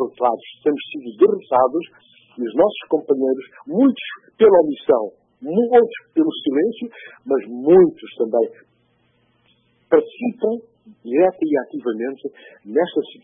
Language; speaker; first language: Portuguese; non-native, local second language; Upper Guinea Crioulo